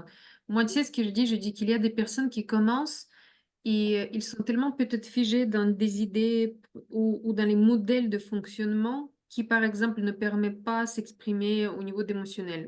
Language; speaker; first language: French; non-native, fluent; Russian